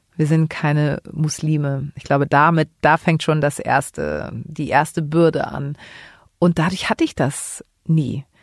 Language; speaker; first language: German; early bilingual, other home language; Greek